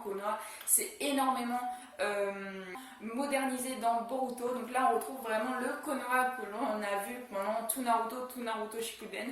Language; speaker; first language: French; native; French